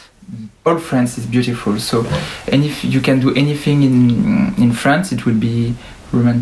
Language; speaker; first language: English; non-native, learner; French